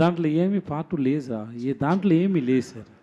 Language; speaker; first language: Telugu; non-native, learner; Tamil